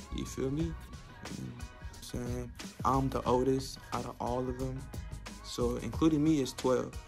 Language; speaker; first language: English; native; English